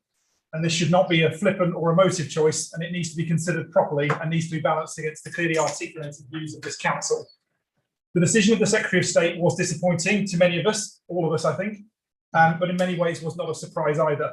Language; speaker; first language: English; native; English